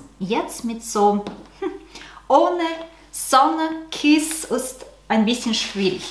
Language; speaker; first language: German; non-native, learner; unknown